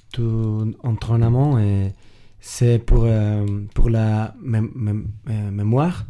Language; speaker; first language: French; non-native, learner; Spanish